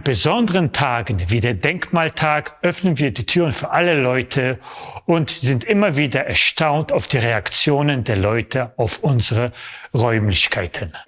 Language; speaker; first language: German; early bilingual, other home language; Polish